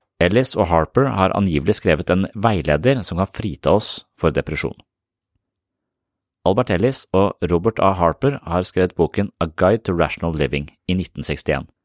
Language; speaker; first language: Norwegian; native; Norwegian